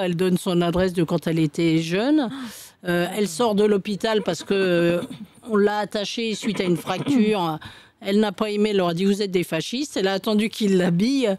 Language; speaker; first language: French; native; French